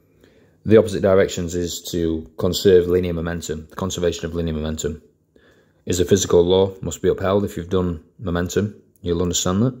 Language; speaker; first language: English; native; English